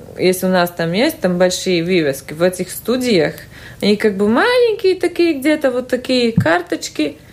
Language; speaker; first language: Russian; non-native, local second language; Latvian